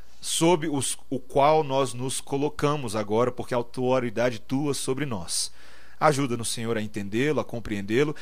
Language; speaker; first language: Portuguese; native; Portuguese